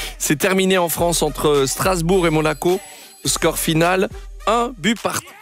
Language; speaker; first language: French; native; French